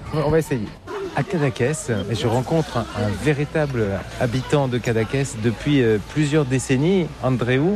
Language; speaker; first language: French; native; French